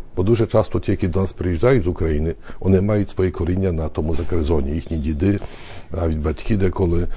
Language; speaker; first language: Ukrainian; early bilingual, heritage; Ukrainian